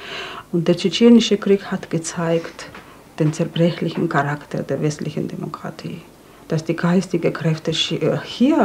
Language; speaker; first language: German; non-native, fluent; Georgian